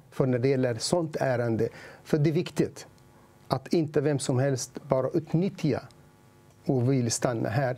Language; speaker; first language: Swedish; non-native, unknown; Arabic